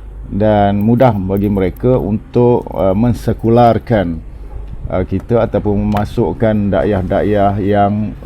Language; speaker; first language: Malay; native; Malay